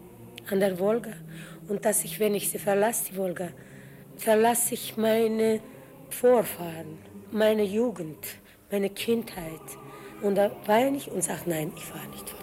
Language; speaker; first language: German; early bilingual, heritage; German